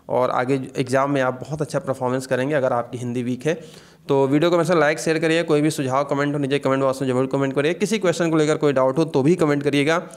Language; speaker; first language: Hindi; native; Hindi